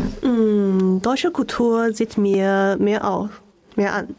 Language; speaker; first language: German; non-native, learner; Chinese